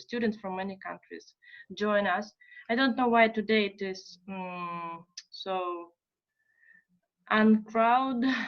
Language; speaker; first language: English; non-native, fluent; Russian